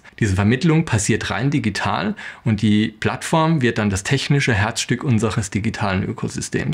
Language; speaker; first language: German; native; German